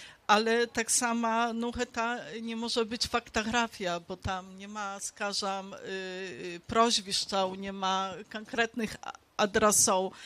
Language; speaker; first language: Polish; non-native, local second language; Belarusian